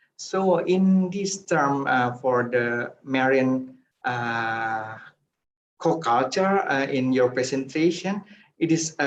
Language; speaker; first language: English; non-native, fluent; Indonesian